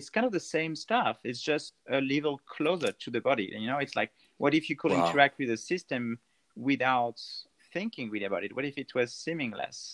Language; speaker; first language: English; non-native, fluent; French